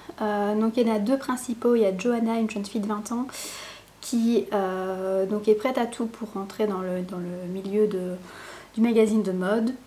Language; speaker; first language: French; native; French